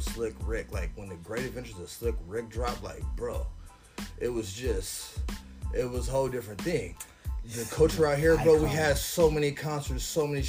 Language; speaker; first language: English; native; English